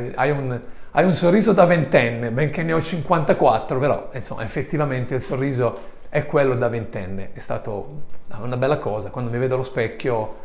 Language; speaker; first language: Italian; native; Italian